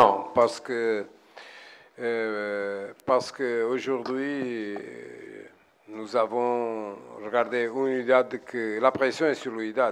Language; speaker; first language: French; non-native, learner; Portuguese